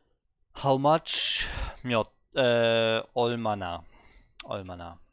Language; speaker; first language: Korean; non-native, learner; German